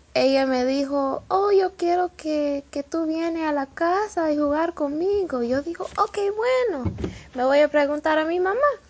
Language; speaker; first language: Spanish; non-native, learner; English